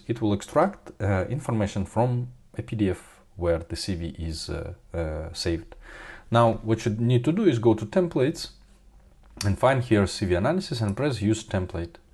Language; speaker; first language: English; non-native, fluent; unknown